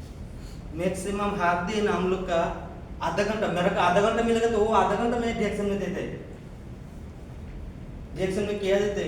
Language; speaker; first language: Hindi; non-native, fluent; Bangla